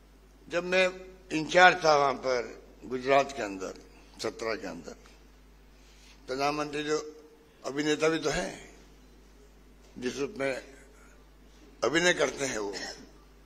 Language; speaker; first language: Hindi; native; Hindi